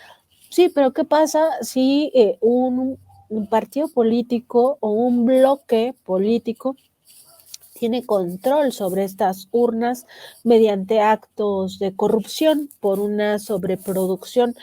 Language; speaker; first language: Spanish; native; Spanish